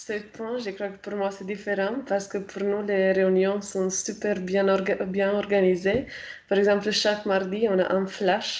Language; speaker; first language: French; non-native, fluent; Romanian